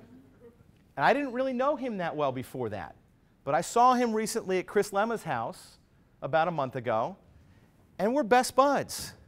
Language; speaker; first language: English; native; English